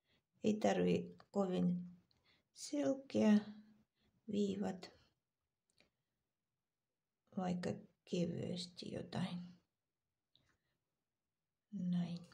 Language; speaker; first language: Finnish; non-native, fluent; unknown